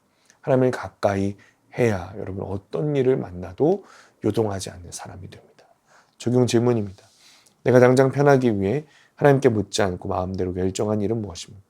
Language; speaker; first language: Korean; native; Korean